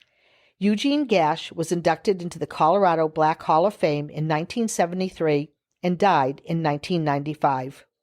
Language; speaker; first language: English; native; English